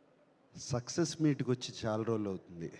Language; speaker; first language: Telugu; native; Telugu